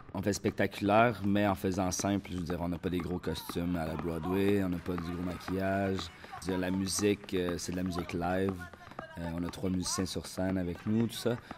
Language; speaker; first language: French; native; French